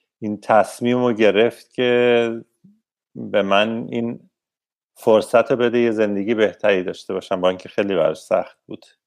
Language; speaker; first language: Persian; native; Persian